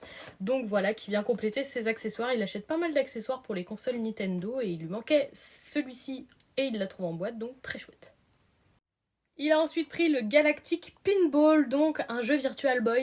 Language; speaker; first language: French; native; French